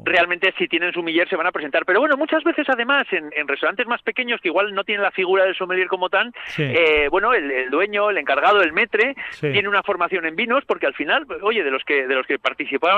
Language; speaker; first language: Spanish; native; Spanish